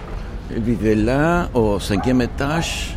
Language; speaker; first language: French; non-native, fluent; Spanish